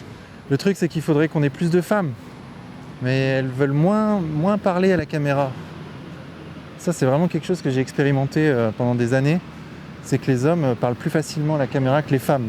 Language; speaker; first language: French; native; French